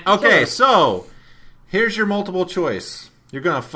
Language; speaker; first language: English; native; English